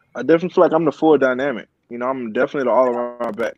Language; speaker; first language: English; native; English